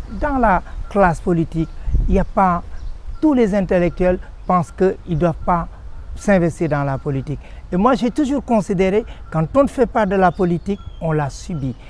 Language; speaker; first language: French; non-native, local second language; Wolof